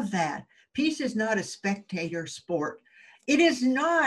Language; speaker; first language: English; native; English